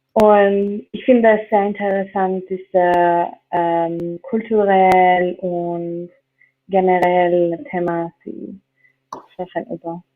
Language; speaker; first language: German; non-native, learner; Spanish